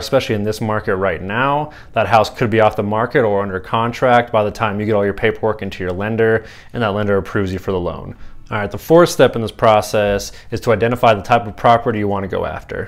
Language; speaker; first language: English; native; English